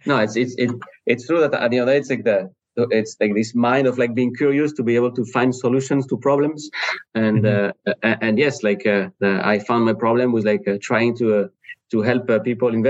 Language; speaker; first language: English; non-native, fluent; French